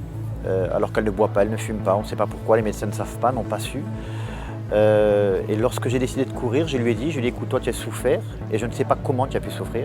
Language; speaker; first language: French; native; French